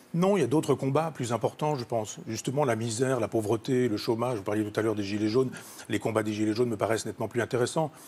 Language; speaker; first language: French; native; French